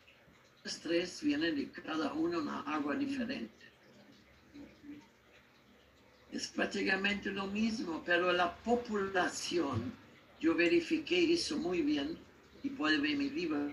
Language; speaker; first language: Spanish; non-native, learner; German